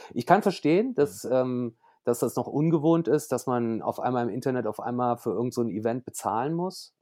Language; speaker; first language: German; native; German